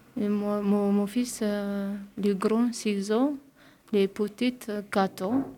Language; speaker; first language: French; non-native, learner; Tigrinya